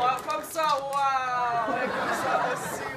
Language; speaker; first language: French; non-native, learner; English